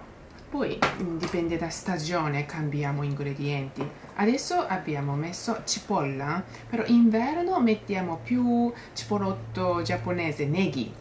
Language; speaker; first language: Italian; non-native, learner; Japanese